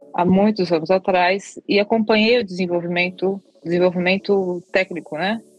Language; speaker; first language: Portuguese; native; Portuguese